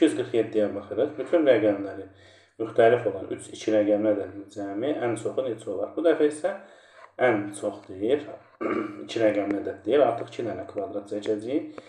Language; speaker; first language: Azerbaijani; native; Azerbaijani